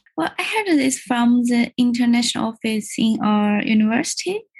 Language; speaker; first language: English; non-native, learner; Chinese